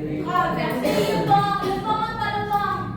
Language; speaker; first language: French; non-native, learner; Indonesian